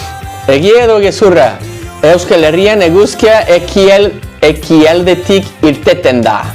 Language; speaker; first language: Basque; non-native, learner; English